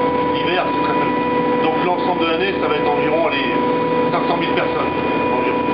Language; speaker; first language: French; native; French